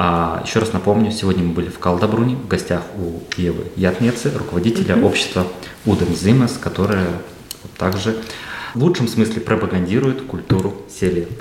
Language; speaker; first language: Russian; native; Russian